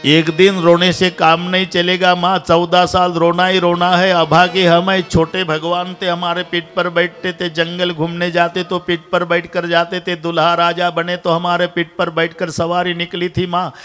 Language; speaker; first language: Hindi; non-native, local second language; Marathi